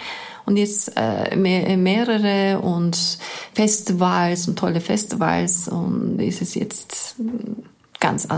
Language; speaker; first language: German; non-native, fluent; Turkish